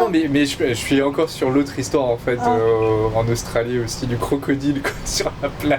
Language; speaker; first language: French; native; French